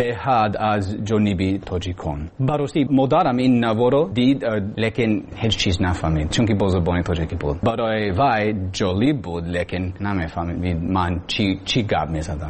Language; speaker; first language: Tajik; non-native, learner; English